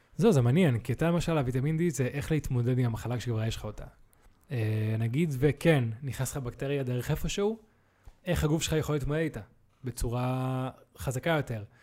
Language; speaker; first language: Hebrew; native; Hebrew